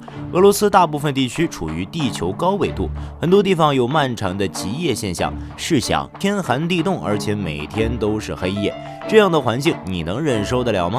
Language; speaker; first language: Chinese; native; Chinese